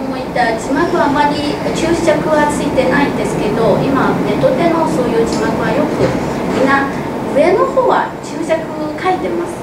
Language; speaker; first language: Japanese; non-native, fluent; Chinese